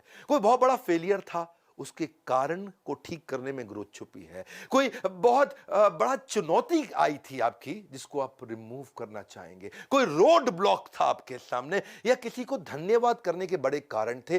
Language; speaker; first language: Hindi; native; Hindi